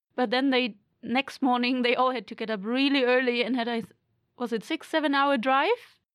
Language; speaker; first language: English; non-native, fluent; German